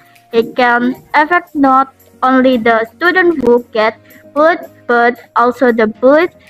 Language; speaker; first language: English; non-native, learner; Indonesian